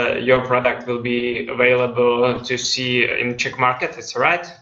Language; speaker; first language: English; non-native, fluent; Czech